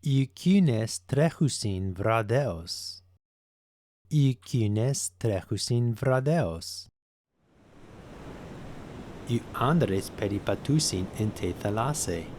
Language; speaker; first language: Greek; non-native, fluent; English